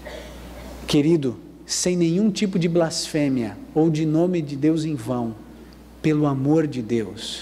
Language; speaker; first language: Portuguese; native; Portuguese